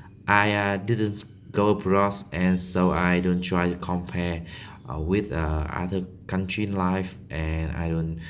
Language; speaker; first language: English; non-native, learner; Vietnamese